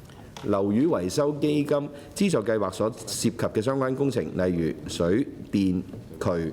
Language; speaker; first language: Cantonese; native; Cantonese